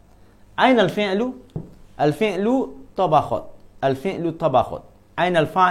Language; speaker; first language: Arabic; non-native, fluent; Malay